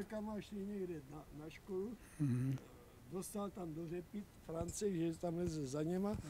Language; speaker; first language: Czech; native; Czech